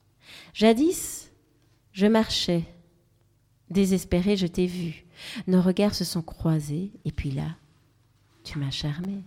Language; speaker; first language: French; native; French